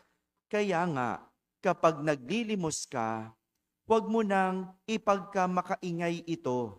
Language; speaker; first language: Filipino; native; Filipino